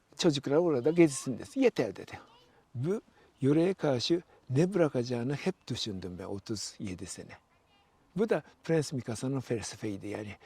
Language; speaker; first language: Turkish; non-native, fluent; Japanese